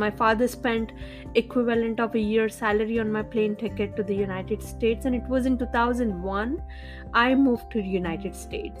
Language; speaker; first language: English; non-native, local second language; Hindi